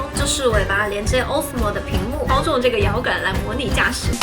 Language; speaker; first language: Chinese; native; Chinese